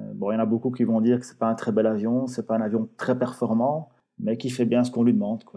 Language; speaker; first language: French; native; French